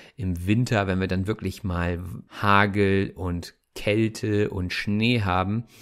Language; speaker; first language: German; native; German